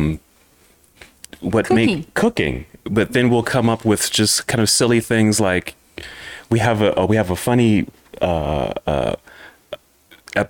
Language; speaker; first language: English; native; English